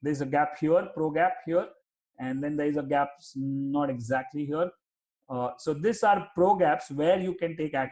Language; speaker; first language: English; non-native, local second language; Hindi